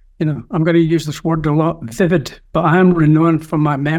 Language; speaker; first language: English; native; English